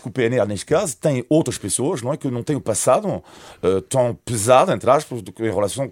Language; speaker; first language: Portuguese; non-native, fluent; French